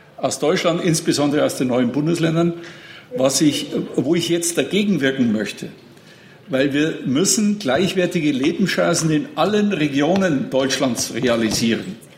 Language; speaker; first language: German; native; German